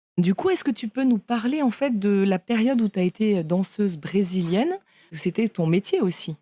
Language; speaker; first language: French; native; French